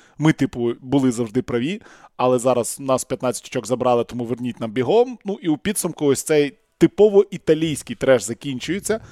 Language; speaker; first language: Ukrainian; non-native, local second language; Russian